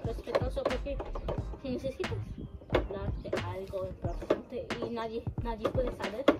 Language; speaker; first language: Spanish; early bilingual, heritage; Spanish